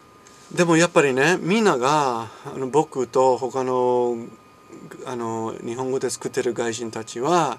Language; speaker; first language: Japanese; non-native, fluent; English